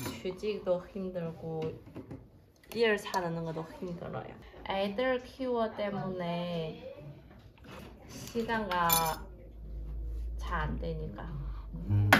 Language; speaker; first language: Korean; non-native, learner; Vietnamese